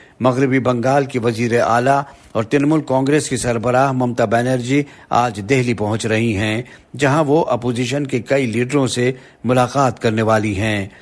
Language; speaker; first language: Urdu; native; Urdu